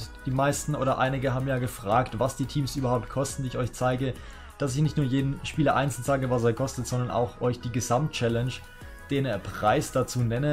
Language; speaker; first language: German; native; German